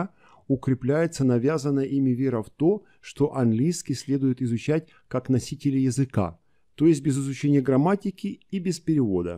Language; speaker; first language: Russian; native; Russian